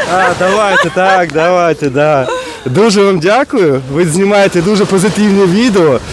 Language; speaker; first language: Ukrainian; native; Ukrainian